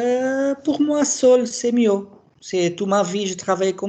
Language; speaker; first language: French; non-native, learner; Portuguese